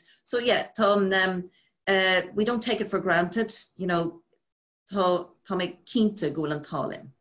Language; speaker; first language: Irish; non-native, local second language; English